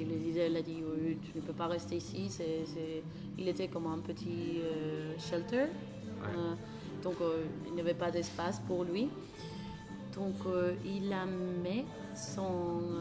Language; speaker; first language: French; non-native, learner; Spanish